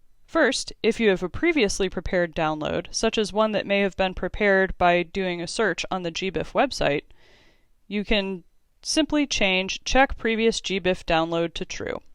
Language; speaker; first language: English; native; English